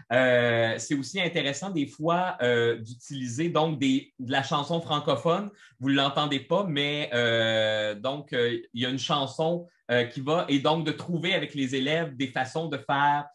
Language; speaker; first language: French; native; French